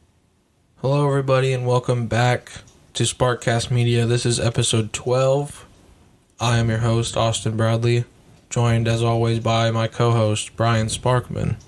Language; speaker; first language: English; native; English